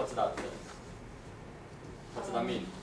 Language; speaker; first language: English; non-native, learner; Chinese